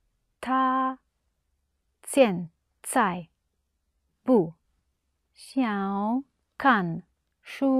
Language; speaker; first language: Chinese; non-native, learner; English